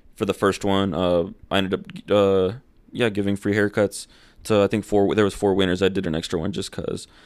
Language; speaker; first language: English; early bilingual, other home language; Spanish